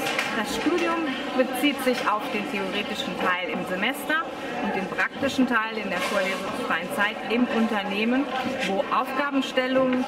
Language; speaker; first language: German; native; German